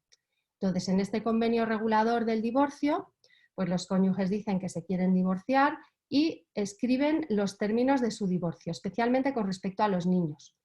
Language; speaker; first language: Spanish; native; Spanish